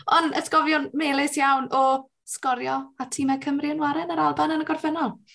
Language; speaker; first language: Welsh; native; Welsh